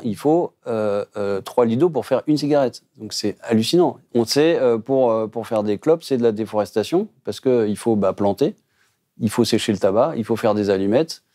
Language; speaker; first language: French; native; French